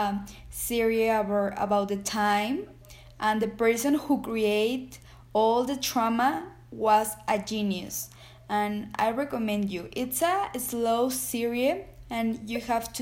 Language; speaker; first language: English; non-native, learner; Spanish